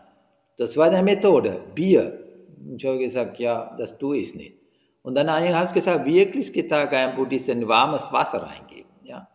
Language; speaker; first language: German; non-native, fluent; Sinhala